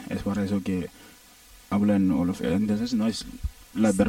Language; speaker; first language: Spanish; non-native, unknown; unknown